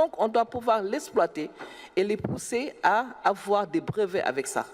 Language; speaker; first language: French; non-native, local second language; Wolof